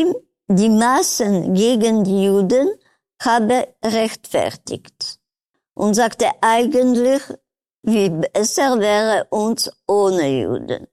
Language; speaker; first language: German; non-native, learner; Polish